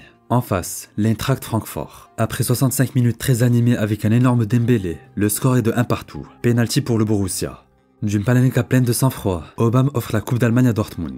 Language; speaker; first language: French; native; French